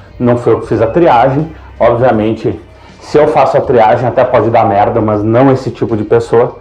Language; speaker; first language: Portuguese; native; Portuguese